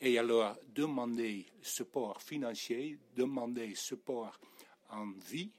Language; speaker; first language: French; non-native, fluent; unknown